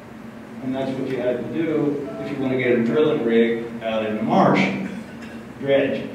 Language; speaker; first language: English; native; English